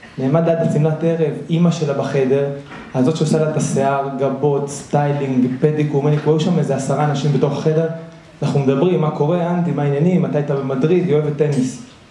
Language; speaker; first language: Hebrew; early bilingual, other home language; Spanish